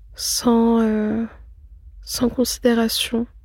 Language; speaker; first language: French; non-native, local second language; Arabic